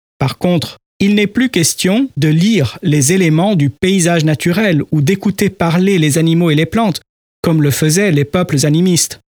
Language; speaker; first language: French; native; French